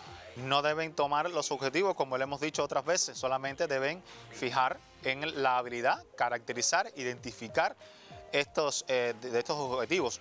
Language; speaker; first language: Spanish; native; Spanish